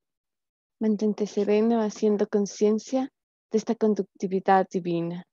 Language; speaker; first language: Spanish; native; Spanish